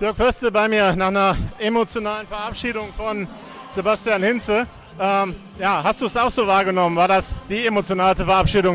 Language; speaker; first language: German; native; German